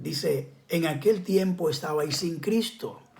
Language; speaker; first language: Spanish; native; Spanish